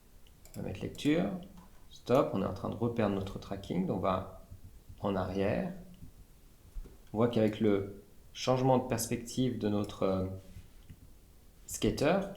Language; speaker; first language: French; native; French